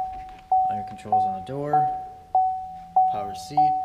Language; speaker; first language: English; native; English